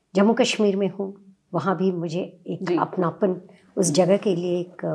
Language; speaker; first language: Hindi; native; Hindi